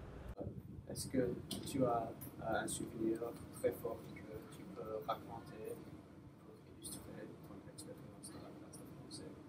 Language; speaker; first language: French; non-native, fluent; English